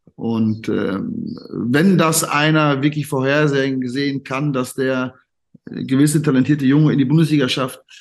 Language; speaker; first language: German; native; German